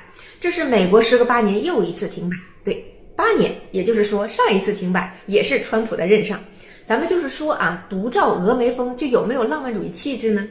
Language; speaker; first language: Chinese; native; Chinese